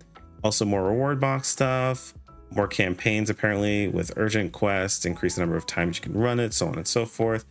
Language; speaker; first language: English; native; English